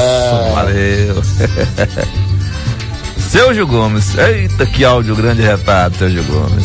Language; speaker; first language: Portuguese; native; Portuguese